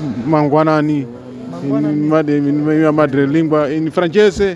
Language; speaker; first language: Italian; non-native, learner; Shona